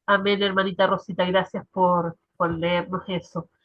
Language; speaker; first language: Spanish; native; Spanish